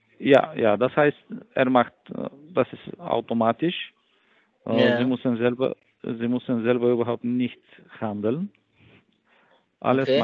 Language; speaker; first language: German; non-native, fluent; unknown